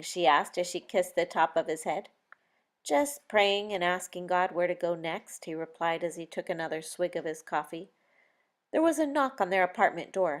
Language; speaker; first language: English; native; English